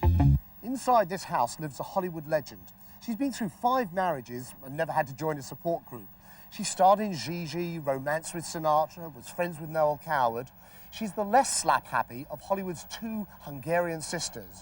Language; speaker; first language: English; native; English